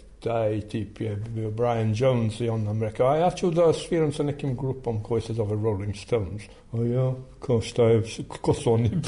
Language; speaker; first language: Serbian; non-native, fluent; English